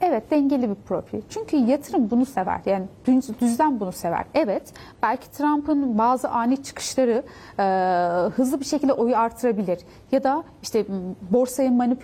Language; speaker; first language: Turkish; native; Turkish